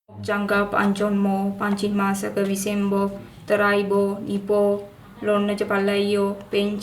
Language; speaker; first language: Korean; non-native, learner; Sinhala